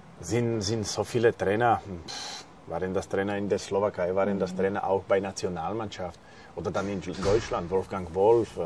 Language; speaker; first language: German; non-native, fluent; Slovak